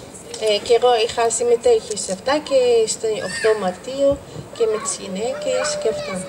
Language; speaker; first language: Greek; non-native, fluent; Arabic